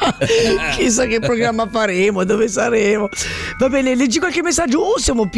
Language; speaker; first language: Italian; native; Italian